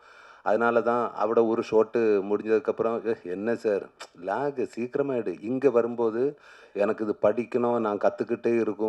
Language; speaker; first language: Tamil; non-native, learner; Malayalam